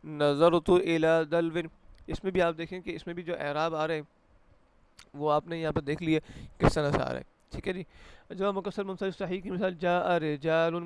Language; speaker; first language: Urdu; native; Urdu